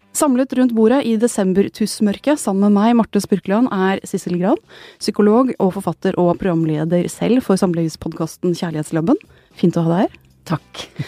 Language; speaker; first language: Norwegian; native; Norwegian